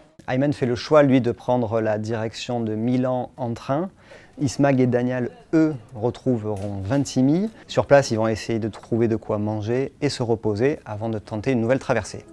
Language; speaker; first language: French; native; French